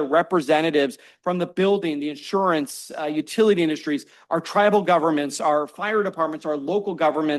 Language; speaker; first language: English; native; English